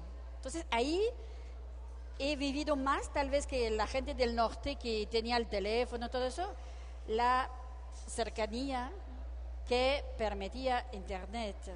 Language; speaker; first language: Spanish; non-native, fluent; French